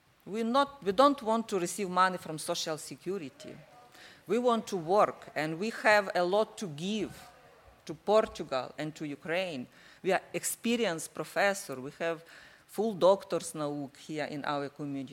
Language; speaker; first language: English; non-native, learner; Ukrainian